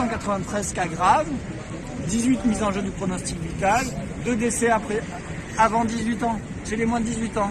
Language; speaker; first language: French; native; French